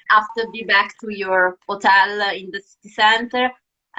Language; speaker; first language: English; non-native, fluent; Italian